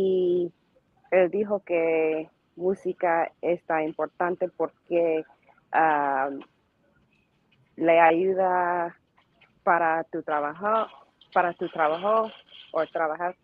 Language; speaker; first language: Spanish; non-native, learner; English